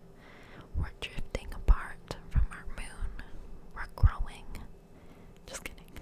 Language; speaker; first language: English; native; English